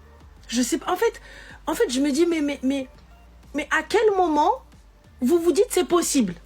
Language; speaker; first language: French; native; French